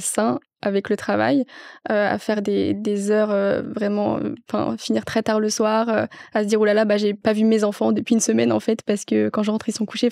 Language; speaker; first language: French; native; French